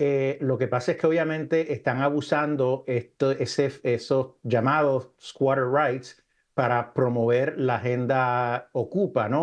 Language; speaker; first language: Spanish; native; Spanish